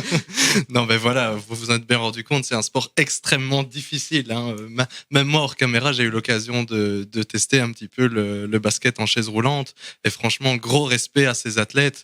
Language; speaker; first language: French; native; French